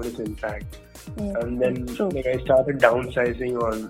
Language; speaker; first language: English; non-native, local second language; Tamil